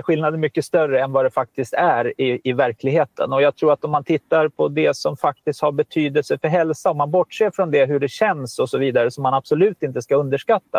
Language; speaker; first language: Swedish; native; Swedish